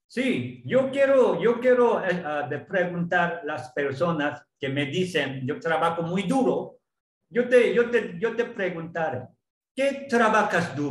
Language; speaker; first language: Spanish; non-native, learner; Korean